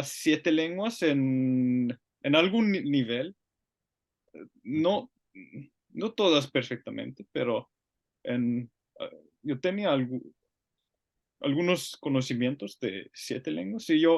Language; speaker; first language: Spanish; non-native, learner; Finnish